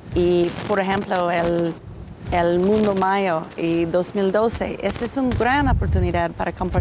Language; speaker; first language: Spanish; non-native, learner; English